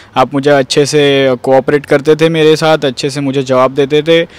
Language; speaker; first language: Hindi; non-native, local second language; Gujarati